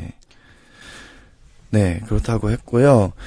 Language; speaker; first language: Korean; native; Korean